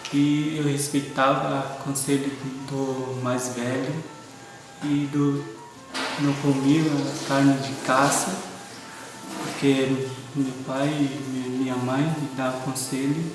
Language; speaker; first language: Portuguese; non-native, local second language; Guarani